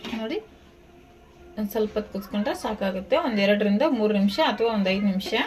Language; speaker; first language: Kannada; native; Kannada